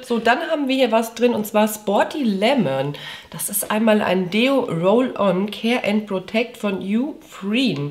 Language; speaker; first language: German; native; German